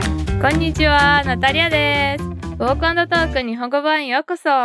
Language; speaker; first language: Japanese; non-native, fluent; Portuguese